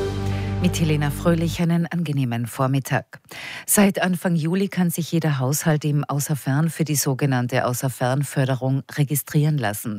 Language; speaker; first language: German; native; German